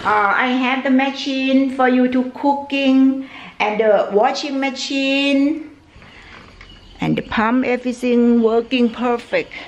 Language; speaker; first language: English; non-native, learner; Thai